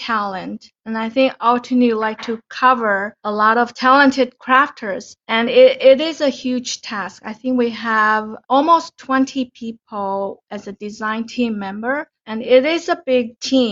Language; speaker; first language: English; non-native, fluent; Chinese